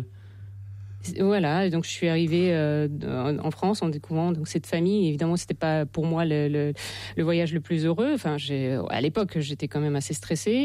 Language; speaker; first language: French; non-native, fluent; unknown